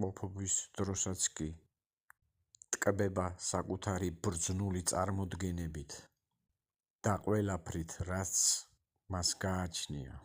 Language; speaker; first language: Georgian; native; Georgian